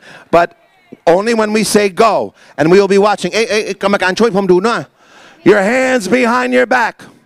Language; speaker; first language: English; native; English